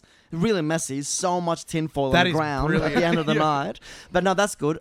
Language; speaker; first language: English; non-native, fluent; Norwegian